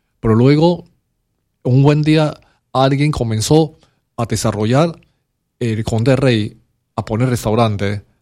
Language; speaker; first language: Spanish; early bilingual, other home language; Cantonese